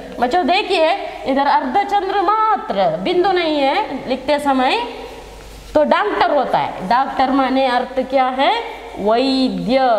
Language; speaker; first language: Hindi; non-native, local second language; Kannada